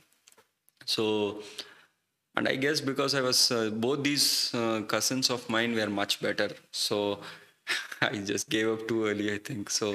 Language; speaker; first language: English; non-native, local second language; Malayalam